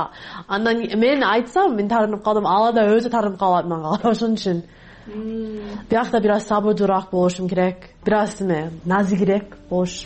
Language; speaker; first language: Kyrgyz; non-native, learner; English